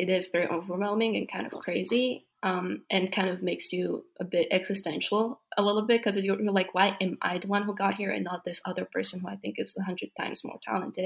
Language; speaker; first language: English; non-native, fluent; Slovak